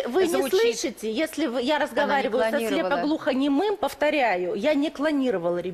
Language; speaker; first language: Russian; native; Russian